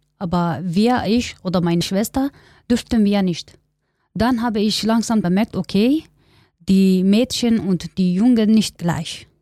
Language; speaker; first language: German; non-native, learner; Kurdish